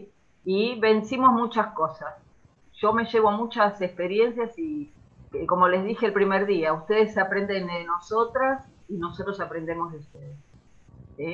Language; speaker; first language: Spanish; native; Spanish